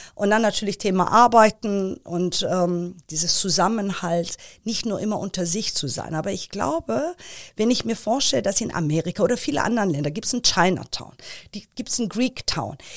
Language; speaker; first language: German; early bilingual, other home language; Persian